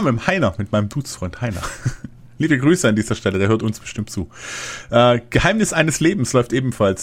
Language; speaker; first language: German; native; German